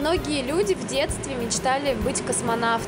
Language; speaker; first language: Russian; native; Russian